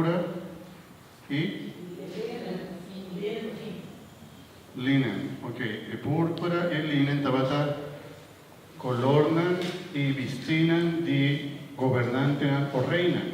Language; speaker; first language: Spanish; non-native, learner; Papiamento